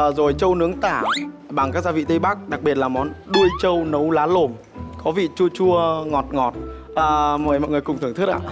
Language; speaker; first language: Vietnamese; non-native, local second language; Muong